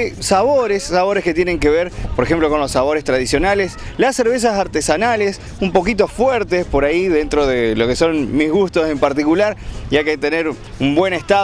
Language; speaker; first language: Spanish; native; Spanish